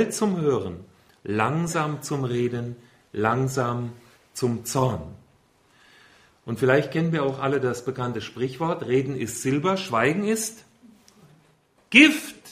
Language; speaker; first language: German; native; German